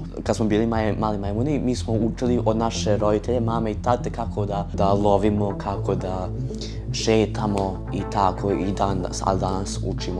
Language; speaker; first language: Serbian; early bilingual, heritage; Serbian